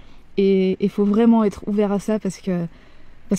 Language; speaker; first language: French; native; French